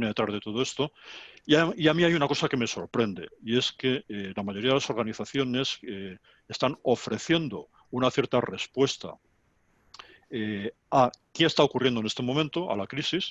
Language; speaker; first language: Spanish; native; Spanish